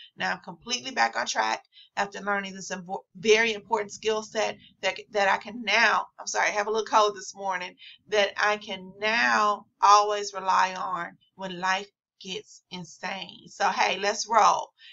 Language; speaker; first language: English; native; English